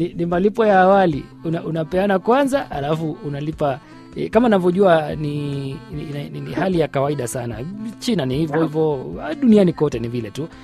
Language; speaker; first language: Swahili; native; Swahili